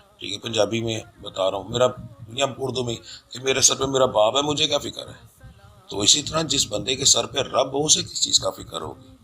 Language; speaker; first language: Urdu; non-native, local second language; Punjabi